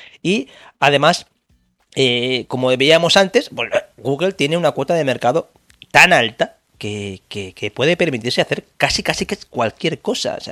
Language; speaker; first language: Spanish; native; Spanish